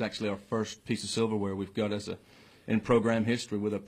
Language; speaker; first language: English; native; English